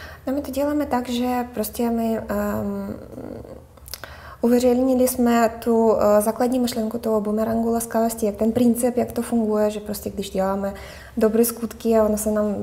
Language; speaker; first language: Czech; non-native, fluent; Russian